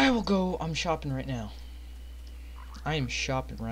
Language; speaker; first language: English; native; English